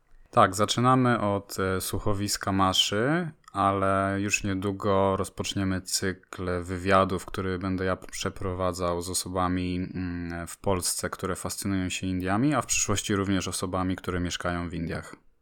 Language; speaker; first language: Polish; native; Polish